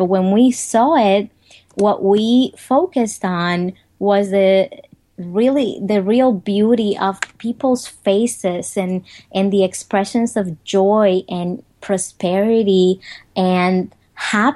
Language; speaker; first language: English; non-native, fluent; Spanish